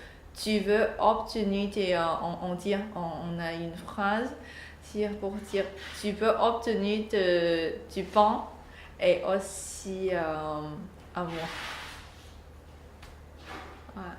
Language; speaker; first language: French; non-native, learner; Chinese